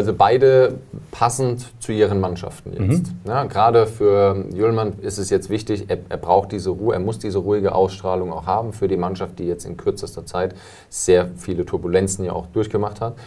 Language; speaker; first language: German; native; German